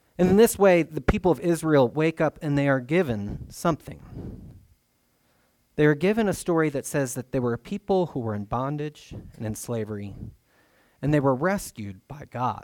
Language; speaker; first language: English; native; English